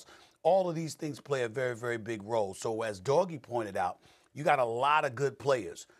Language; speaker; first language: English; native; English